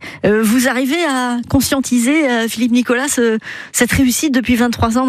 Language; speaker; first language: French; native; French